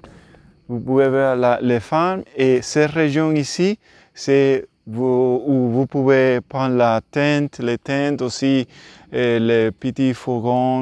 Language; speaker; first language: French; non-native, learner; English